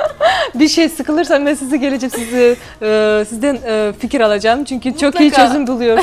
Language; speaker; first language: Turkish; non-native, fluent; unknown